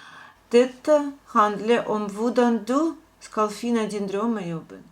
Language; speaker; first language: Norwegian; non-native, fluent; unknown